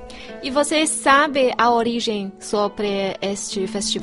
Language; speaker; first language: Portuguese; non-native, fluent; Chinese